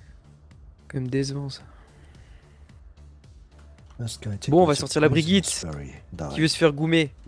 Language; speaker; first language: French; native; French